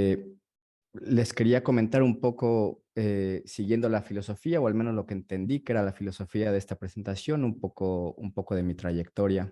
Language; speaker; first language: Spanish; native; Spanish